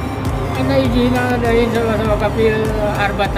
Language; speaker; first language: Arabic; non-native, learner; Indonesian